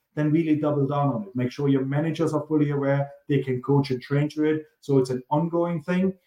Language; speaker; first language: English; non-native, fluent; German